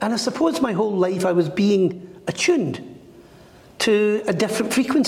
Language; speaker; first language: English; native; English